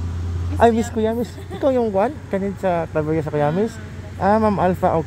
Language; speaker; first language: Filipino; non-native, local second language; Cebuano